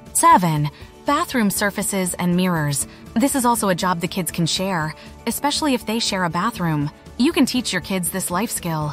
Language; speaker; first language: English; native; English